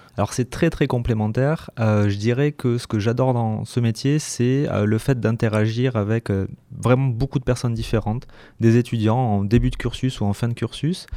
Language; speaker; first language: French; native; French